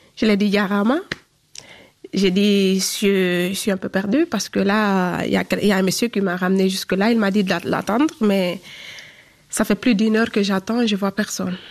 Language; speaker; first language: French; non-native, local second language; Fula